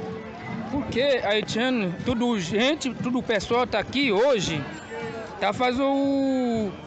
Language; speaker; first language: Portuguese; non-native, learner; Haitian Creole